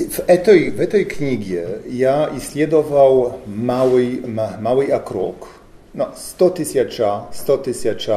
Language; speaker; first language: Russian; non-native, learner; Polish